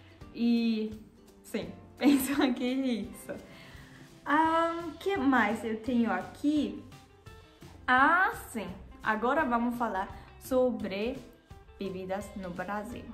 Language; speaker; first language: Portuguese; non-native, learner; German